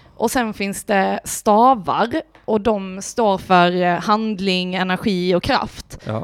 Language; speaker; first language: Swedish; native; Swedish